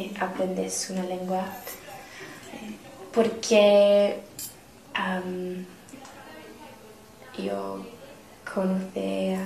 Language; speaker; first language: Spanish; non-native, learner; English